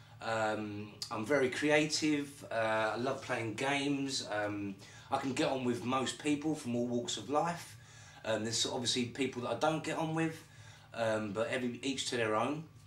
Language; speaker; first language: English; native; English